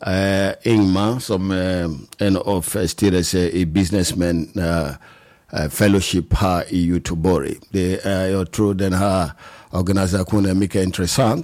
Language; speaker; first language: Swedish; non-native, fluent; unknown